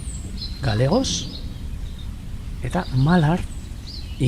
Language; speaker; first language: Basque; native; Basque